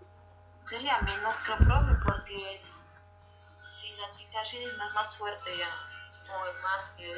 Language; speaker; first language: Spanish; native; Spanish